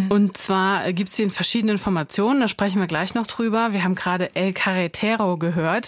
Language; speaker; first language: German; native; German